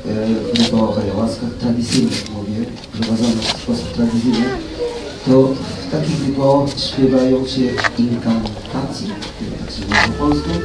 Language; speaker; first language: Polish; non-native, learner; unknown